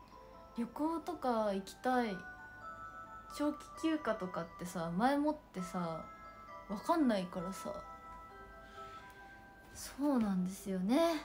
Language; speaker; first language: Japanese; native; Japanese